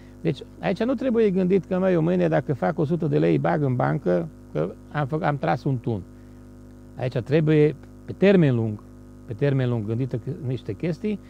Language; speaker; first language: Romanian; non-native, local second language; Hungarian